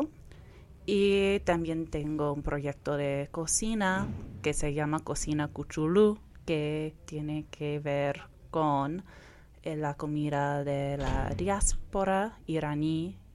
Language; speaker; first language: Spanish; non-native, fluent; English